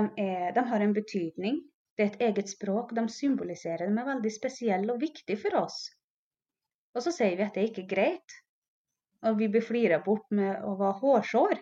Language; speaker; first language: Norwegian; non-native, local second language; Northern Sami